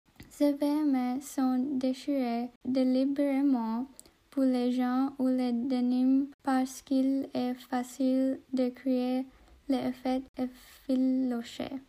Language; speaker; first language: French; non-native, learner; English